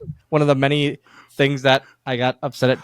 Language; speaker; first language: English; native; English